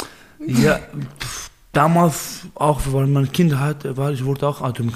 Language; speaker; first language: German; non-native, learner; Baluchi